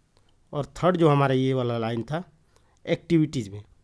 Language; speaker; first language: Hindi; native; Hindi